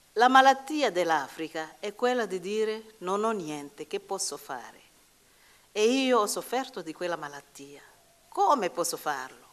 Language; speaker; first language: Italian; non-native, fluent; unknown